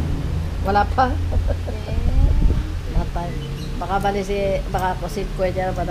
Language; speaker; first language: Filipino; native; Filipino